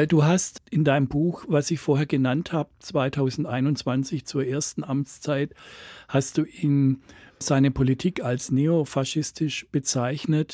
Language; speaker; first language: German; native; German